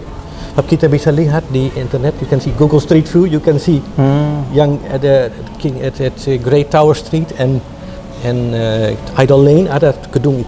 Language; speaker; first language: Indonesian; non-native, fluent; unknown